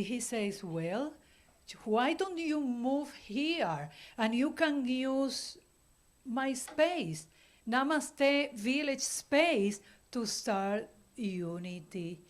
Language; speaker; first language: English; non-native, fluent; Spanish